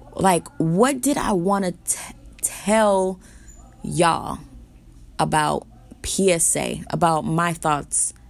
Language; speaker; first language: English; native; English